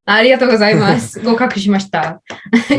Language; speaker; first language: Japanese; non-native, learner; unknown